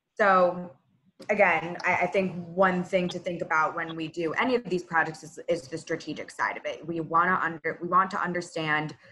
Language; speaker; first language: English; native; English